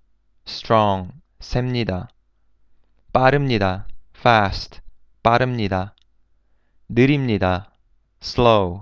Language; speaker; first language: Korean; non-native, fluent; English